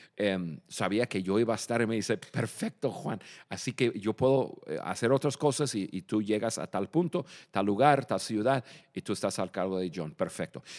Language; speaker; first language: Spanish; non-native, fluent; English